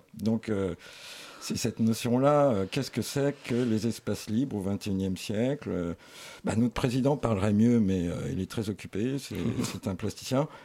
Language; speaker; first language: French; native; French